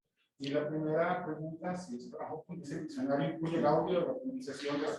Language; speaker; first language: Spanish; native; Spanish